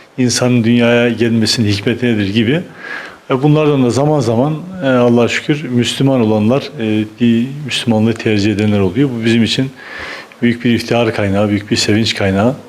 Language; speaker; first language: Turkish; native; Turkish